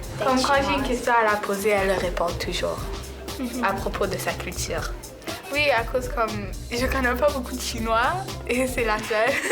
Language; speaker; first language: French; non-native, local second language; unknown